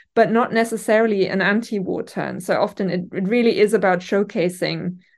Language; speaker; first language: English; non-native, fluent; German